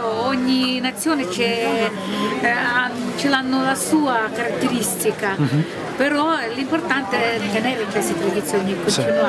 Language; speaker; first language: Italian; non-native, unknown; Ukrainian